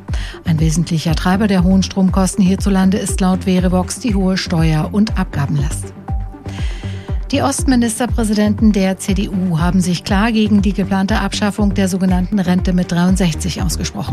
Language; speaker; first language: German; native; German